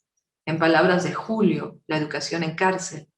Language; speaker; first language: Spanish; native; Spanish